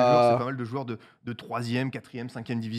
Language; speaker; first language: French; native; French